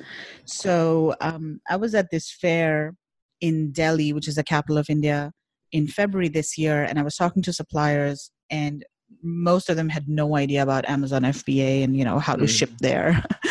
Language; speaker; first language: English; non-native, local second language; Hindi